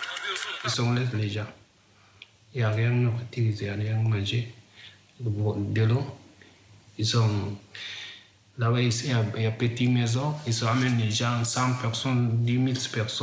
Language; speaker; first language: French; non-native, learner; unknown